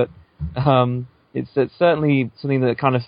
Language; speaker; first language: English; native; English